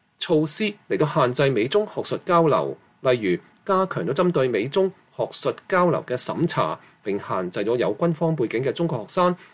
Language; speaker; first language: Chinese; non-native, local second language; Cantonese